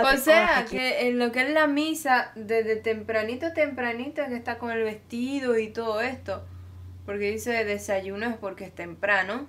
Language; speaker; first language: Spanish; non-native, fluent; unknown